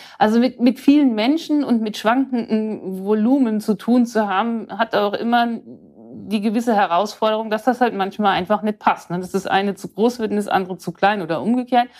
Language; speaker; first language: German; native; German